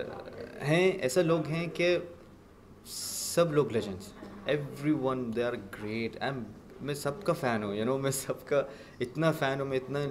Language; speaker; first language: Hindi; non-native, fluent; Arabic